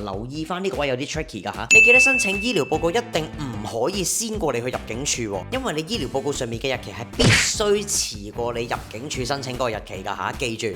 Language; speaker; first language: Cantonese; native; Cantonese